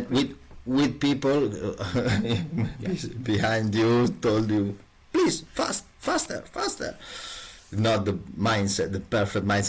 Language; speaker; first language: English; non-native, learner; Italian